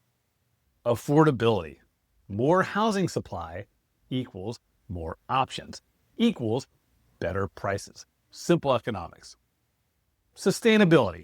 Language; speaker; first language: English; native; English